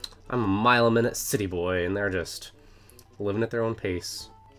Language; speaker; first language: English; native; English